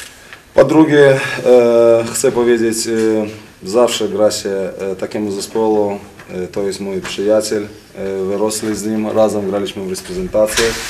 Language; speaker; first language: Polish; non-native, fluent; Russian